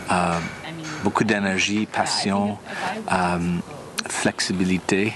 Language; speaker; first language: French; non-native, learner; English